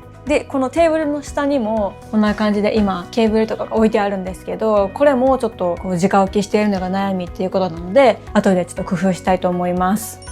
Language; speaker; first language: Japanese; native; Japanese